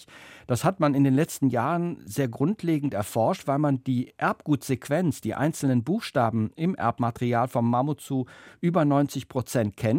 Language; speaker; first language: German; native; German